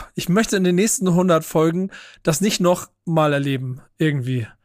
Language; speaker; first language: German; native; German